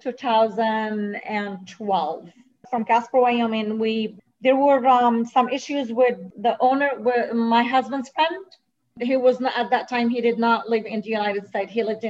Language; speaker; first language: English; non-native, fluent; Arabic